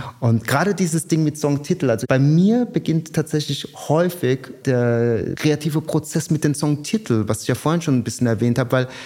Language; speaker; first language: German; native; German